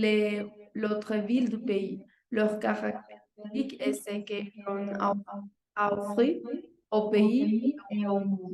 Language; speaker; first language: French; non-native, learner; Spanish